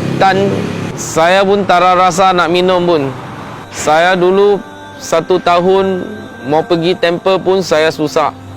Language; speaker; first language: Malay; non-native, local second language; Chinese